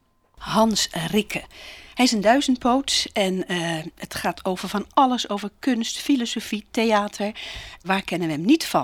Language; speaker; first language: Dutch; native; Dutch